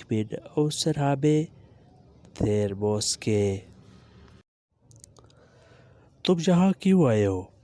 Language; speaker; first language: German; non-native, learner; Urdu